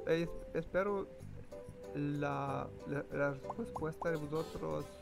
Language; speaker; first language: Spanish; non-native, learner; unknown